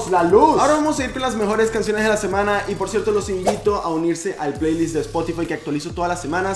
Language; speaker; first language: Spanish; native; Spanish